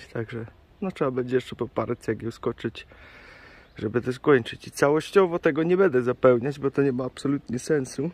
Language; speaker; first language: Polish; native; Polish